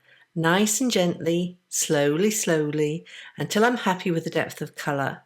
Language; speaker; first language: English; native; English